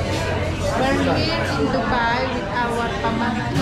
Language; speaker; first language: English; non-native, local second language; Filipino